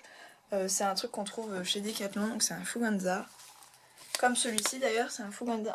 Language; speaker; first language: French; native; French